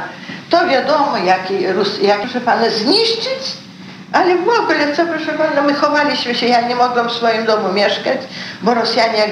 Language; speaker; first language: Polish; early bilingual, heritage; Polish